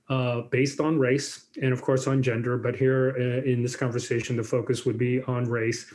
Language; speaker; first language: English; native; English